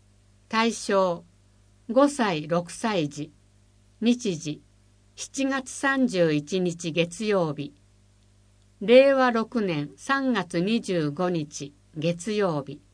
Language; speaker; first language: Japanese; native; Japanese